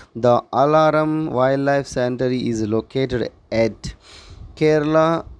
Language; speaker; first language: English; non-native, local second language; Telugu